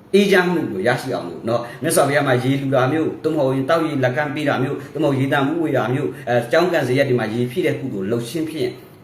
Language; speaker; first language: Burmese; native; Burmese